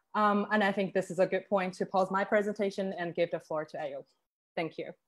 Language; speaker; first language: English; non-native, fluent; Chinese